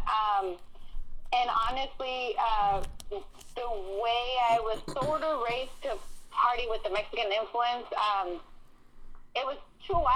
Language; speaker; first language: English; early bilingual, other home language; Spanish